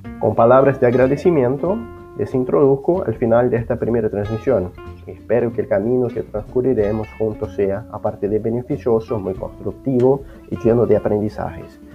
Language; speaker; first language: Spanish; non-native, fluent; Portuguese